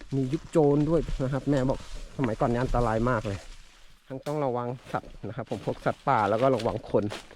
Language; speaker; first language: Thai; non-native, local second language; Karen languages